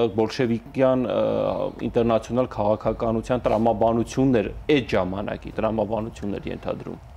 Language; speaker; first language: Armenian; native; Armenian